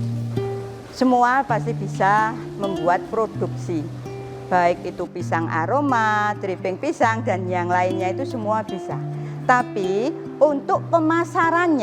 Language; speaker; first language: Indonesian; non-native, local second language; Javanese